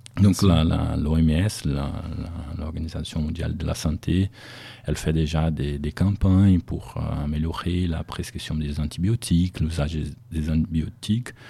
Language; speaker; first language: French; non-native, fluent; Portuguese